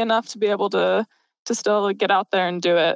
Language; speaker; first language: English; native; English